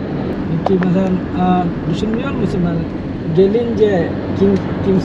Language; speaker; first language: Turkish; non-native, learner; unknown